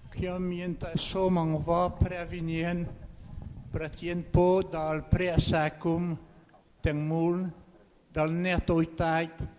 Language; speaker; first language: Khmer; non-native, fluent; French